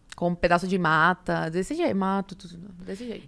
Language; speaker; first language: Portuguese; early bilingual, other home language; Spanish